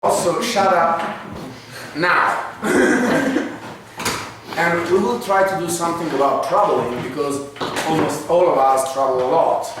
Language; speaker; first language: English; non-native, fluent; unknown